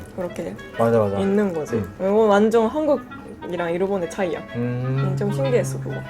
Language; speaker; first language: Korean; non-native, fluent; Japanese